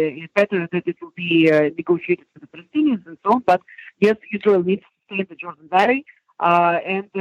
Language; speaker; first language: English; non-native, fluent; Hebrew